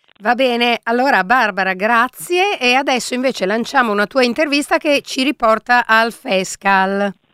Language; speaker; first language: Italian; native; Italian